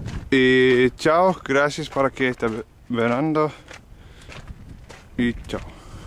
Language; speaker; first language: Spanish; non-native, learner; English